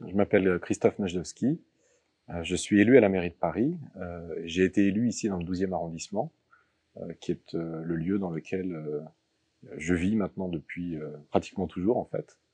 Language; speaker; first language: French; native; French